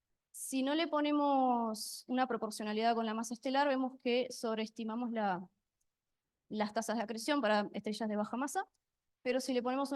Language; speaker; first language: Spanish; native; Spanish